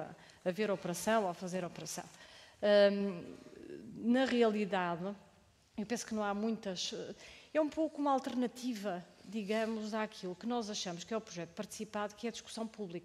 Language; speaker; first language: Portuguese; native; Portuguese